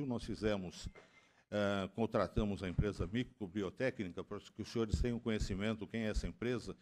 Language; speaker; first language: Portuguese; native; Portuguese